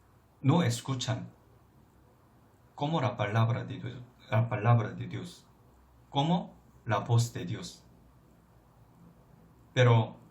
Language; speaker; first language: Spanish; non-native, fluent; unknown